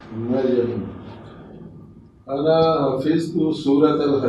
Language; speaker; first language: Arabic; non-native, learner; Urdu